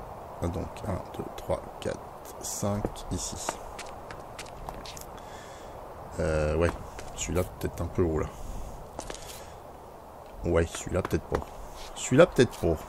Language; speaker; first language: French; native; French